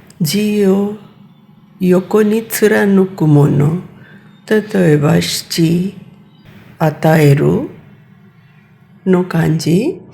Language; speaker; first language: Japanese; non-native, fluent; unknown